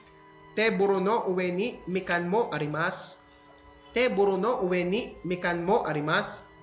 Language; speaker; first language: Japanese; non-native, fluent; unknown